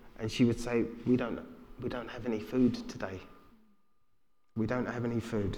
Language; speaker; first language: English; native; English